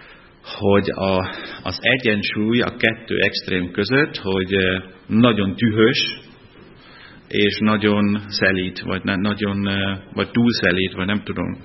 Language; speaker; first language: Hungarian; non-native, fluent; German